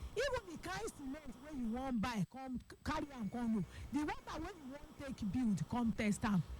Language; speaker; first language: Nigerian Pidgin; non-native, local second language; Yoruba